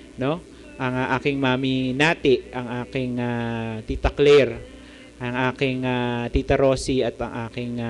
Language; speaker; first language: Filipino; native; Filipino